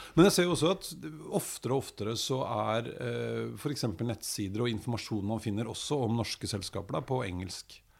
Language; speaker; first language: Norwegian; native; Norwegian